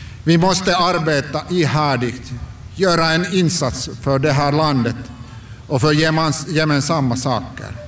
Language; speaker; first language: Swedish; non-native, local second language; Finnish